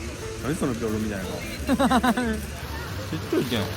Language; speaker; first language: Korean; non-native, fluent; Japanese